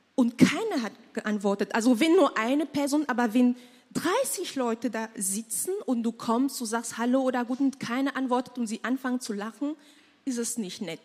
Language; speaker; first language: German; non-native, fluent; French